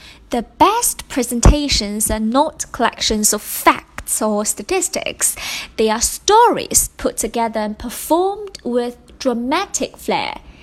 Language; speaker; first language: English; non-native, fluent; Chinese